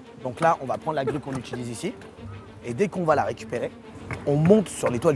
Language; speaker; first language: French; native; French